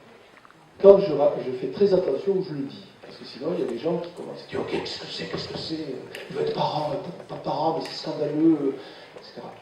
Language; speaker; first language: French; native; French